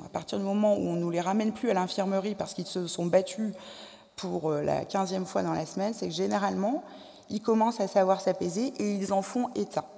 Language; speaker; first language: French; native; French